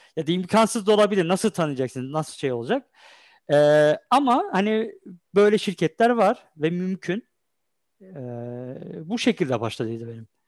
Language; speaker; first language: Turkish; early bilingual, heritage; Turkish